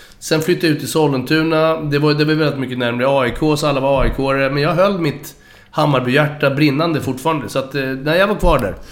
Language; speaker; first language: Swedish; native; Swedish